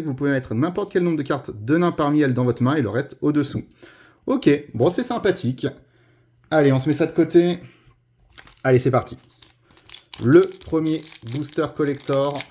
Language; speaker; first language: French; native; French